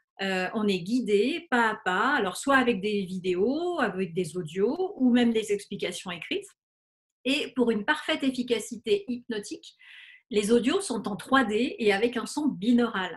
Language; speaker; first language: French; native; French